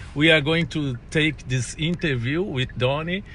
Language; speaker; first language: English; non-native, learner; Portuguese